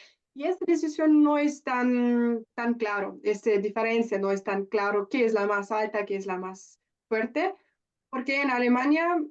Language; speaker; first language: Spanish; non-native, learner; German